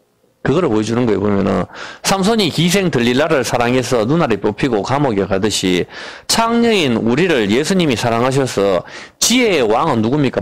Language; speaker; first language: Korean; native; Korean